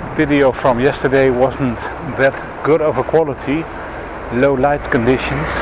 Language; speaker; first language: English; non-native, fluent; Dutch